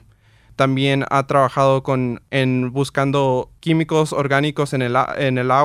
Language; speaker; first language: Spanish; early bilingual, heritage; Spanish